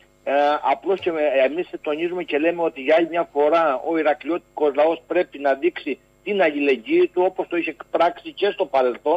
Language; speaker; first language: Greek; native; Greek